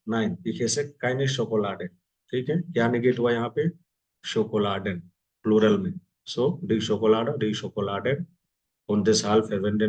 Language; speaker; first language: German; non-native, fluent; Hindi